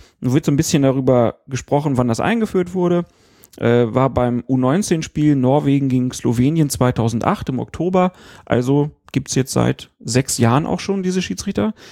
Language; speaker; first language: German; native; German